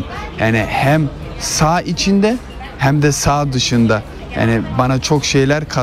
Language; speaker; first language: Turkish; early bilingual, heritage; Turkish